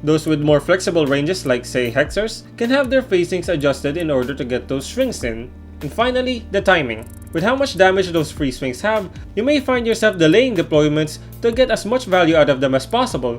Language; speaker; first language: English; native; English